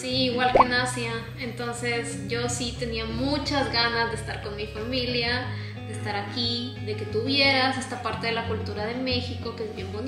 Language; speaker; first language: Spanish; native; Spanish